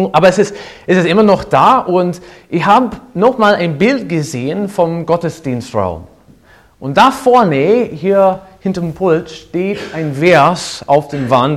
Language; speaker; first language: German; non-native, fluent; English